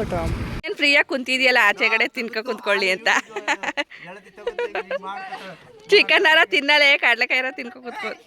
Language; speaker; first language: Kannada; native; Kannada